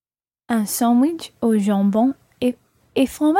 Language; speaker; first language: French; non-native, learner; English